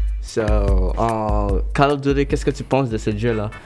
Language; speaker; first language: French; non-native, local second language; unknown